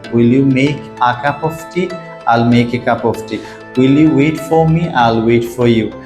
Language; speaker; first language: English; non-native, local second language; Bangla